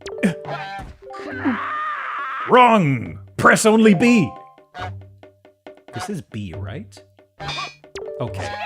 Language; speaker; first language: English; native; English